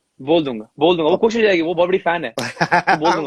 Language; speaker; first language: Hindi; native; Hindi